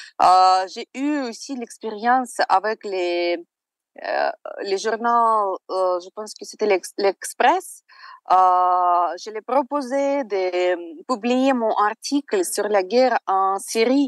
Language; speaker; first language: French; non-native, fluent; Russian